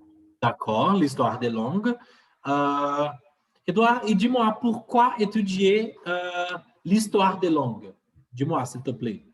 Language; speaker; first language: French; non-native, fluent; Portuguese